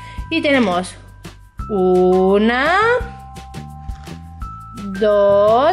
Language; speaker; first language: Spanish; native; Spanish